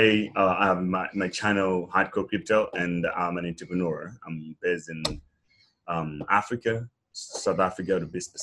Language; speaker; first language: English; non-native, local second language; Nyanja